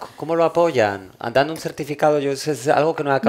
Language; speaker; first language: Spanish; native; Spanish